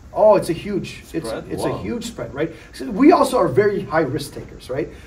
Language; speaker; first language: English; early bilingual, other home language; Polish